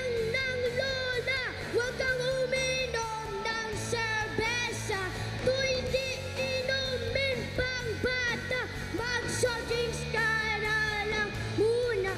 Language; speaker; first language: Filipino; early bilingual, heritage; Filipino